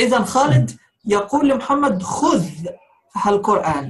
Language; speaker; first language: Arabic; native; Arabic